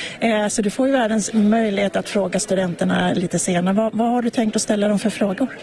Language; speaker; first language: Swedish; native; Swedish